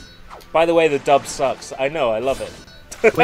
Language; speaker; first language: English; native; English